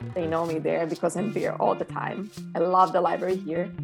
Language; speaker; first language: English; non-native, fluent; Portuguese